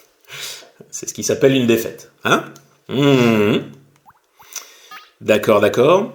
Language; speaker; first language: French; native; French